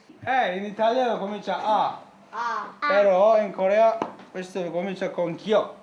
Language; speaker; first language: Italian; non-native, learner; Korean